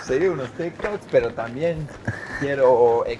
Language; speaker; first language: Spanish; non-native, learner; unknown